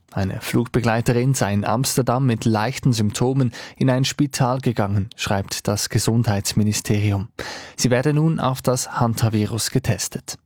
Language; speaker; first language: German; native; German